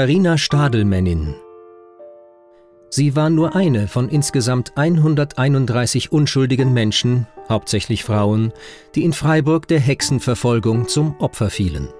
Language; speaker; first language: German; native; German